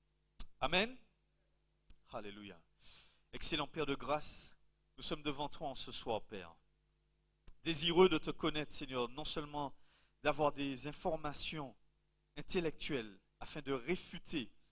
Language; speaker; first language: French; native; French